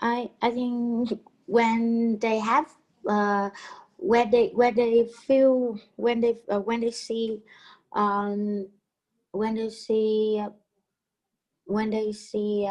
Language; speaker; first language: English; non-native, learner; Vietnamese